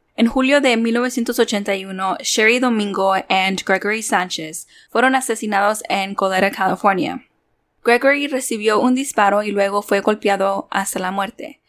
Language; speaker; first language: Spanish; early bilingual, heritage; Spanish